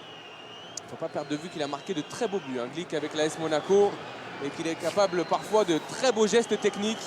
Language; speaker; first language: French; native; French